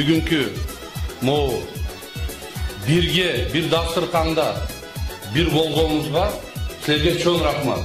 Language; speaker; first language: Kyrgyz; non-native, local second language; Turkish